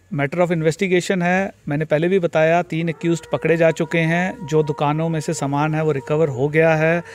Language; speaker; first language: Hindi; native; Hindi